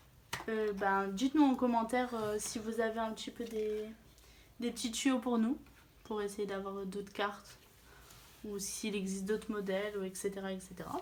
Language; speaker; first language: French; native; French